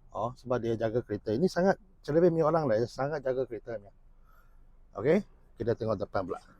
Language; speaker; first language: Malay; non-native, local second language; Chinese